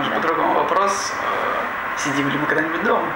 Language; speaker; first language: Russian; native; Russian